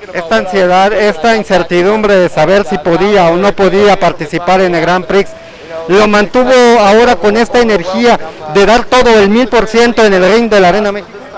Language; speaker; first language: Spanish; native; Spanish